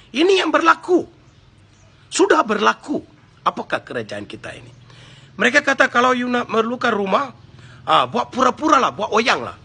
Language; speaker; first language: Malay; non-native, local second language; Tamil